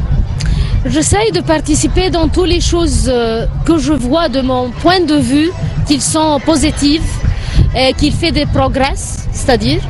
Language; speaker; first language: French; non-native, learner; Arabic